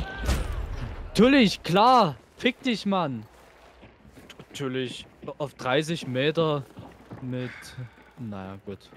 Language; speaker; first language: German; native; German